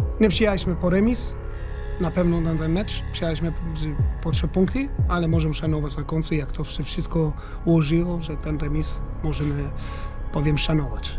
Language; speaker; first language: Polish; non-native, learner; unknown